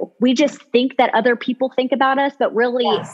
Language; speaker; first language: English; native; English